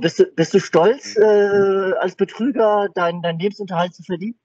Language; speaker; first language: German; native; German